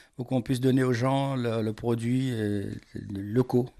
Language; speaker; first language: French; non-native, local second language; Réunion Creole French